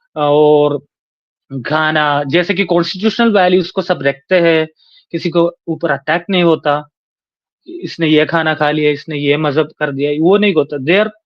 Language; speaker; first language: Hindi; non-native, local second language; Malayalam